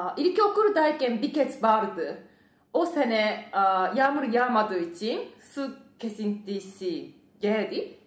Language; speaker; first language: Turkish; non-native, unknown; Japanese